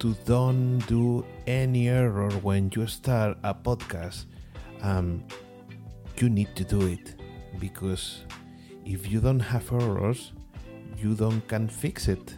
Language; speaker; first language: English; non-native, learner; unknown